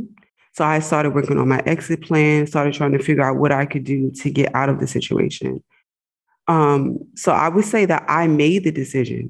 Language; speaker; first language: English; native; English